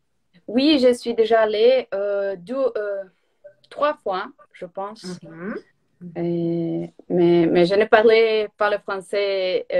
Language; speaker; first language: French; non-native, learner; Portuguese